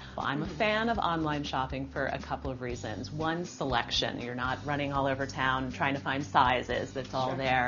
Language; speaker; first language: English; native; English